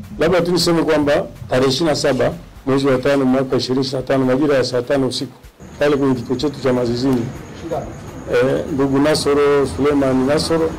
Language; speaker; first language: Swahili; native; Swahili